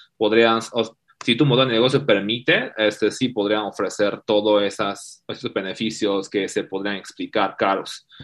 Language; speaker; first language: Spanish; non-native, fluent; Chinese